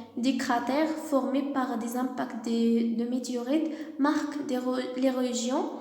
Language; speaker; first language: French; non-native, local second language; Arabic